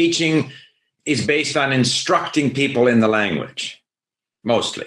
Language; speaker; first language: English; native; English